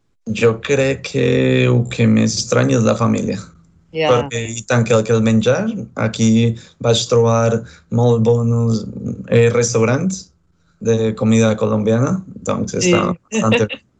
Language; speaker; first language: Catalan; non-native, fluent; Spanish